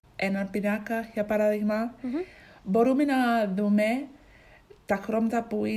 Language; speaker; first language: Greek; non-native, learner; English